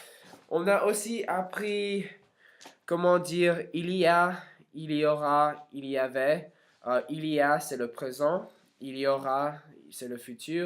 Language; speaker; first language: French; non-native, learner; English